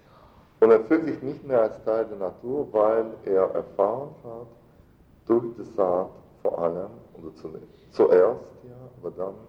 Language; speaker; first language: German; non-native, fluent; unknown